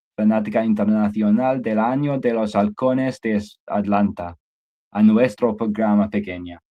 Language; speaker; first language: Spanish; non-native, learner; English